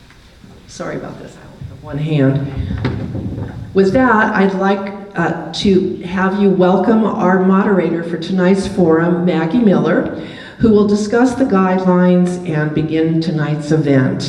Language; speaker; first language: English; native; English